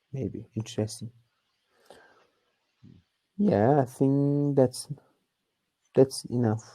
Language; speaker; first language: English; non-native, learner; Turkish